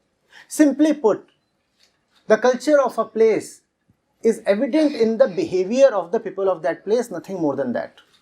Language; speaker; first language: English; non-native, local second language; Hindi